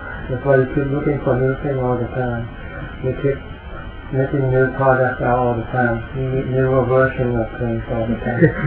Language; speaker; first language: English; non-native, fluent; Thai